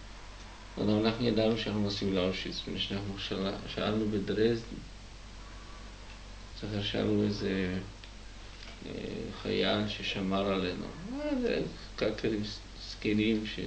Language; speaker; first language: Hebrew; non-native, fluent; Czech